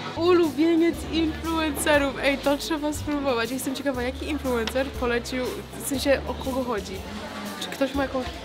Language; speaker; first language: Polish; early bilingual, heritage; Polish